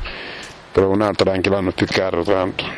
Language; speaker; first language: Italian; non-native, learner; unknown